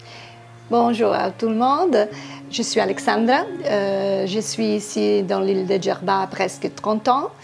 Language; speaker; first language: French; non-native, fluent; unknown